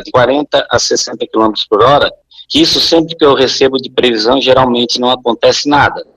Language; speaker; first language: Portuguese; native; Portuguese